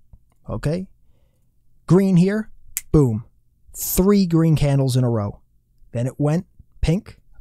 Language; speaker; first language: English; native; English